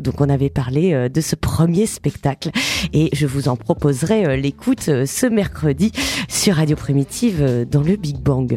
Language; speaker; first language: French; native; French